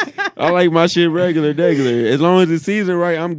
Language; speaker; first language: English; native; English